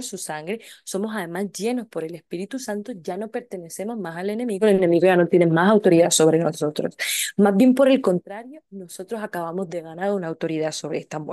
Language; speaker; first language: Spanish; native; Spanish